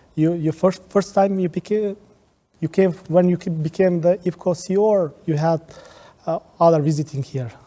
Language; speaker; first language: English; non-native, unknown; Albanian